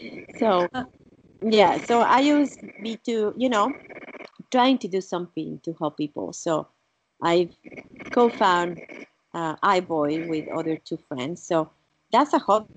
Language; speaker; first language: English; non-native, fluent; Spanish